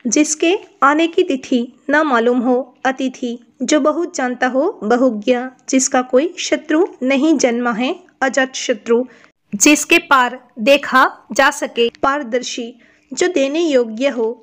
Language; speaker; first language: Hindi; non-native, local second language; Assamese